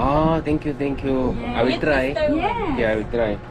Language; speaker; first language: English; non-native, learner; Korean